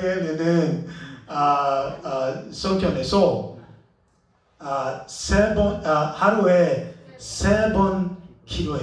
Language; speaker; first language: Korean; non-native, learner; English